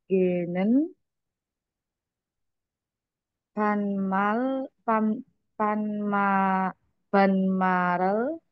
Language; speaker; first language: Korean; non-native, learner; Indonesian